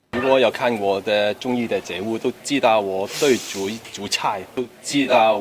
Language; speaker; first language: Chinese; non-native, local second language; Cantonese